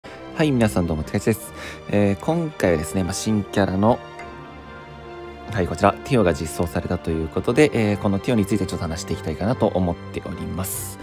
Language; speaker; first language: Japanese; native; Japanese